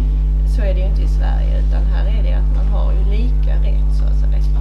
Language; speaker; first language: Swedish; native; Swedish